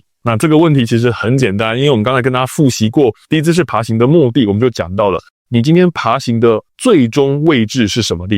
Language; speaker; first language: Chinese; native; Chinese